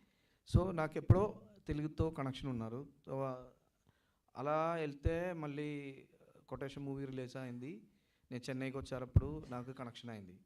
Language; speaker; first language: Telugu; non-native, local second language; Malayalam